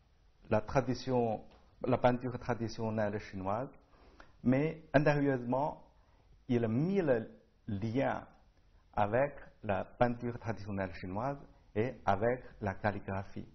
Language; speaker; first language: French; non-native, learner; Chinese